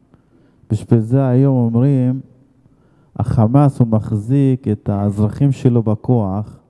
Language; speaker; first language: Hebrew; non-native, fluent; Arabic